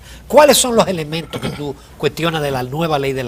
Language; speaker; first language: Spanish; native; Spanish